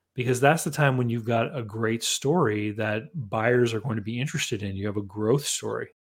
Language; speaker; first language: English; native; English